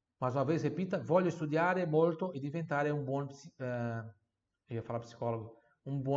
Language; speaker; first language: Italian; non-native, fluent; Portuguese